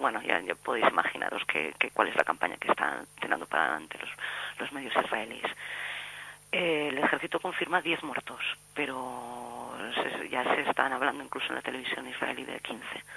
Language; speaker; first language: Spanish; native; Spanish